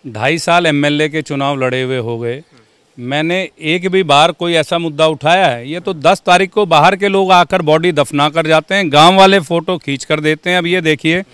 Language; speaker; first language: Hindi; native; Hindi